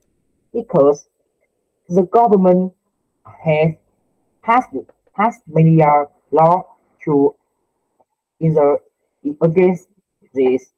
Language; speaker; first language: English; non-native, learner; Vietnamese